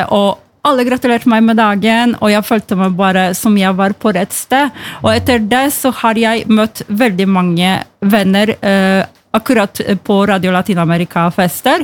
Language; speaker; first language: Norwegian; non-native, fluent; Polish